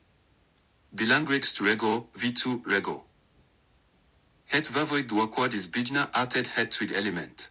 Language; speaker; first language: Dutch; non-native, learner; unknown